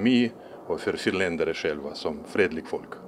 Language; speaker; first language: Swedish; non-native, fluent; Russian